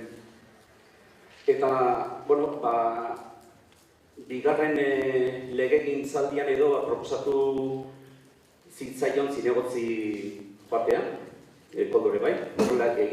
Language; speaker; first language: Basque; native; Basque